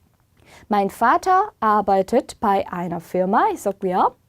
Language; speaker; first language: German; non-native, fluent; Korean